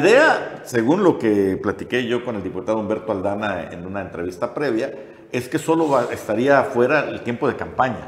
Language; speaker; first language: Spanish; native; Spanish